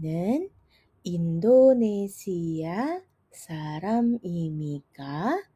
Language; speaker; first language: Korean; non-native, fluent; Indonesian